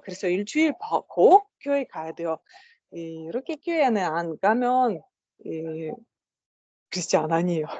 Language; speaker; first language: Korean; non-native, learner; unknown